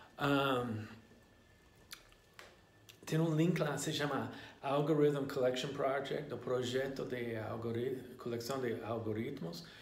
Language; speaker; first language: Portuguese; non-native, learner; English